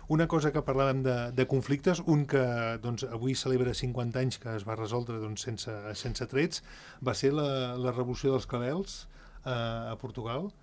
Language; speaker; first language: Catalan; native; Catalan